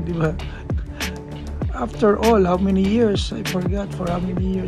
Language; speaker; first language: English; non-native, local second language; Filipino